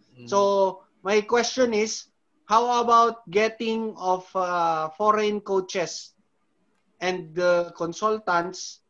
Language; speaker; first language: English; non-native, local second language; Filipino